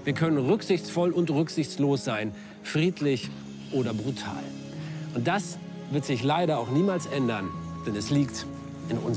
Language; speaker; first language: German; native; German